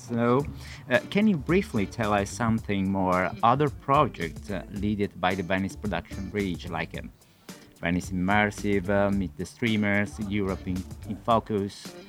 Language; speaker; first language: English; non-native, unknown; Italian